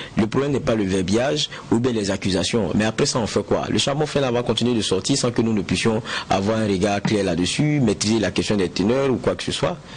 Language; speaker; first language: French; native; French